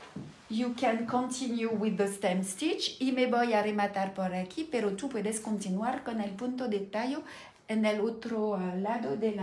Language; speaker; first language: Spanish; non-native, learner; French